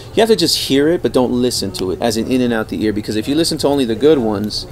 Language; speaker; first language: English; native; English